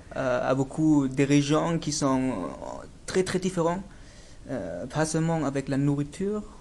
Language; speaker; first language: French; non-native, fluent; German